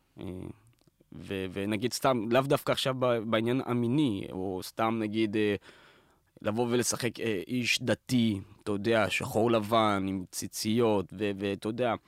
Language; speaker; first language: Hebrew; native; Hebrew